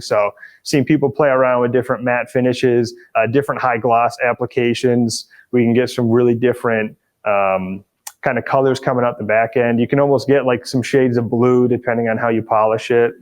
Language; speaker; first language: English; native; English